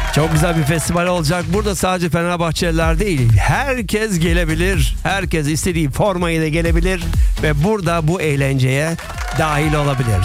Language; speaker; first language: Turkish; early bilingual, heritage; Turkish